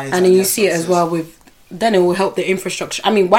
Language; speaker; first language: English; native; English